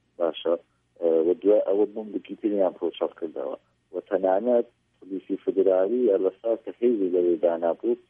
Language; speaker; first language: Central Kurdish; native; Central Kurdish